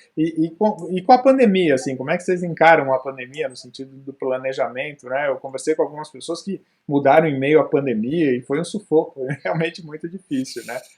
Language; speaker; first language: Portuguese; native; Portuguese